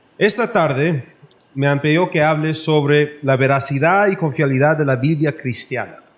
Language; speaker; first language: Spanish; non-native, learner; English